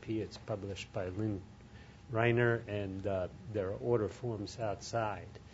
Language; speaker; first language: English; native; English